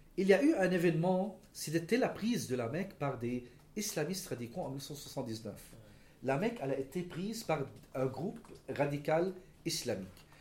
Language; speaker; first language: French; non-native, local second language; Arabic